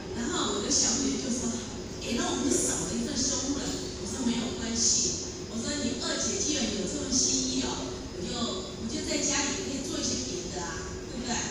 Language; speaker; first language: Chinese; native; Chinese